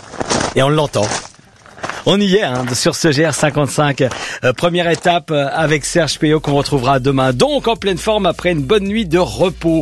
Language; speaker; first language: French; native; French